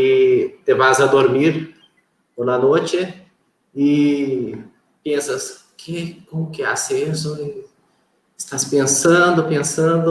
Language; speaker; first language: Spanish; non-native, fluent; Portuguese